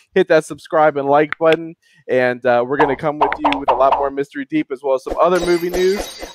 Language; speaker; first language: English; native; English